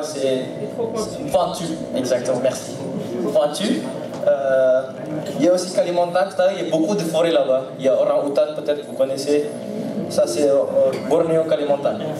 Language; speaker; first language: French; non-native, learner; Indonesian